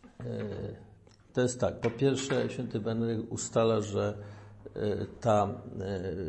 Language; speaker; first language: Polish; native; Polish